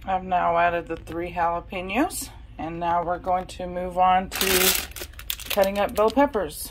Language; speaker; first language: English; native; English